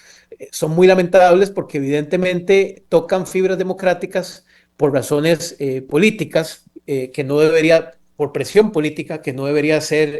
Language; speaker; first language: Spanish; native; Spanish